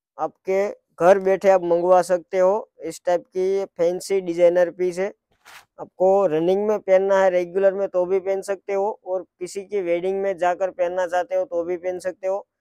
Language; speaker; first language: Hindi; non-native, local second language; Gujarati